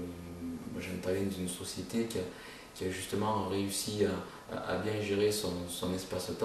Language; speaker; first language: French; native; French